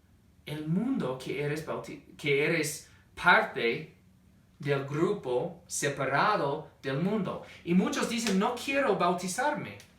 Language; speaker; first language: Spanish; non-native, fluent; English